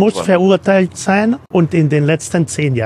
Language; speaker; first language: German; non-native, fluent; Spanish